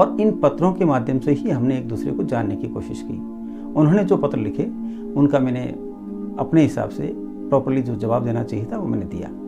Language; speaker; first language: Hindi; native; Hindi